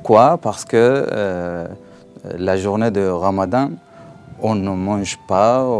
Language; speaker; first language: French; non-native, learner; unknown